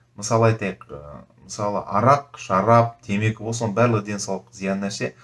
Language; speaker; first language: Kazakh; native; Kazakh